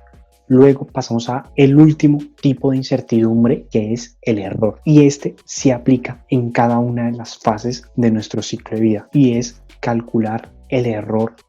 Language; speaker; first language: Spanish; native; Spanish